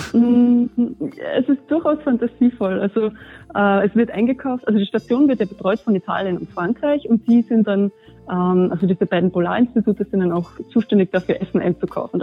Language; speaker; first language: German; native; German